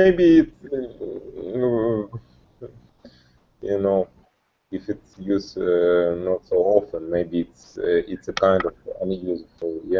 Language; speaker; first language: English; non-native, learner; Russian